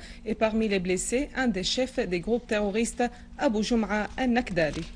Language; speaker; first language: French; non-native, fluent; Arabic